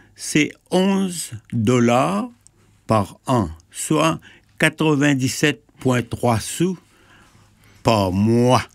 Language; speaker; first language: French; non-native, local second language; Morisyen